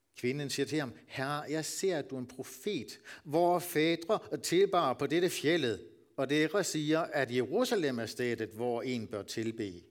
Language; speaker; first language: Danish; native; Danish